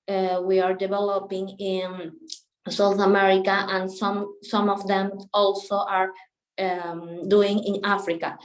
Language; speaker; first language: English; non-native, local second language; Spanish